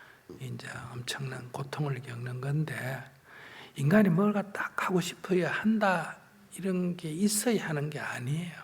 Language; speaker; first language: Korean; native; Korean